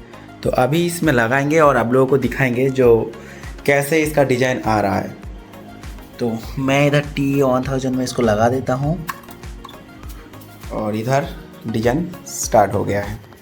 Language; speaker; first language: Hindi; non-native, local second language; Odia